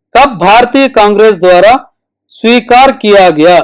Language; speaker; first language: Hindi; non-native, local second language; Telugu